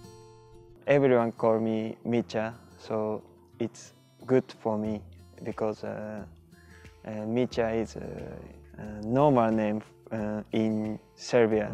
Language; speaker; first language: English; non-native, learner; Japanese